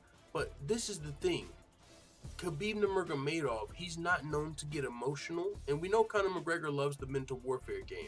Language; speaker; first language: English; native; English